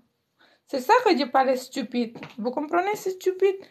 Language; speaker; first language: French; non-native, learner; Indonesian